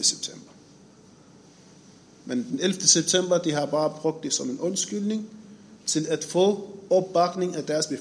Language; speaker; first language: Danish; non-native, fluent; Arabic